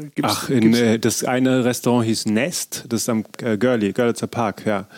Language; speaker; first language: German; native; German